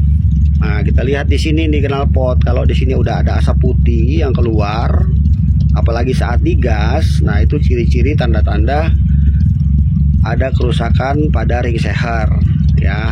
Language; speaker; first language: Indonesian; native; Indonesian